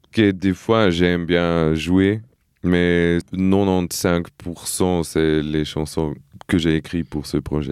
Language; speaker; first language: French; non-native, fluent; Portuguese